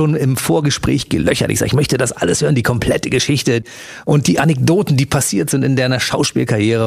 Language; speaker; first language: German; native; German